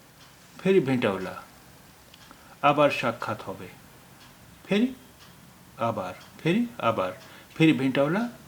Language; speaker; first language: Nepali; non-native, fluent; Bangla